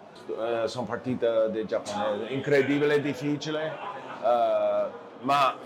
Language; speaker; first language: Italian; non-native, learner; English